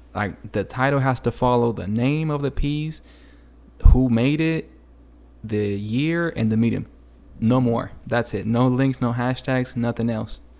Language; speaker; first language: English; early bilingual, other home language; Spanish